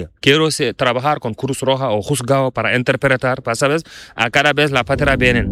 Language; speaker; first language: Spanish; non-native, learner; Fula